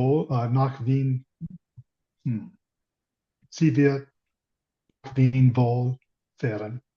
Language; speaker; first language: German; non-native, learner; English